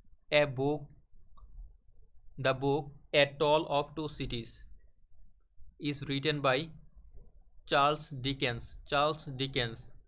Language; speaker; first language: English; non-native, local second language; Bangla